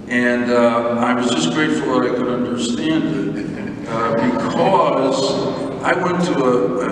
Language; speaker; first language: English; native; English